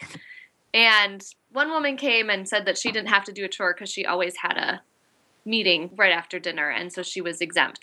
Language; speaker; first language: English; native; English